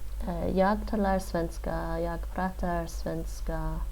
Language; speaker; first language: Swedish; non-native, learner; English